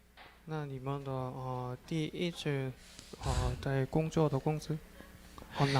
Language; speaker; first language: Chinese; non-native, learner; Korean